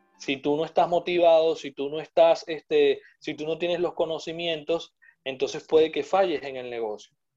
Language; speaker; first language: Spanish; native; Spanish